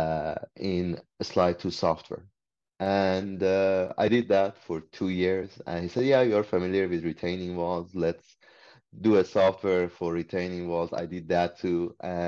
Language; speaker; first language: English; non-native, fluent; Persian